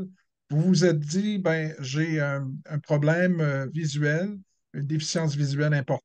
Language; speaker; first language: French; native; French